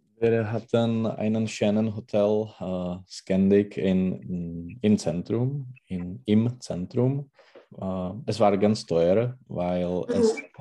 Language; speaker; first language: German; non-native, learner; Czech